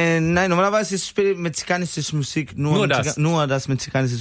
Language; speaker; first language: German; non-native, learner; Spanish